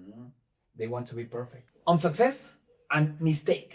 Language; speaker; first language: English; non-native, fluent; Spanish